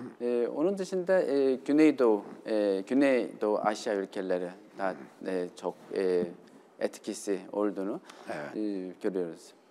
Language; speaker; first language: Turkish; non-native, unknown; Korean